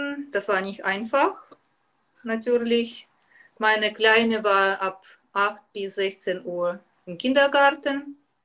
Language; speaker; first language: German; non-native, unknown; Russian